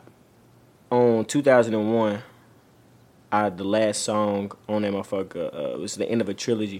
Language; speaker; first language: English; native; English